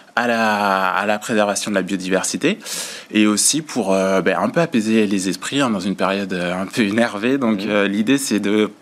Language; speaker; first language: French; native; French